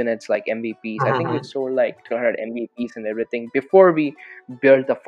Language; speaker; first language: English; non-native, local second language; Telugu